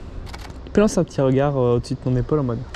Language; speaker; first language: French; native; French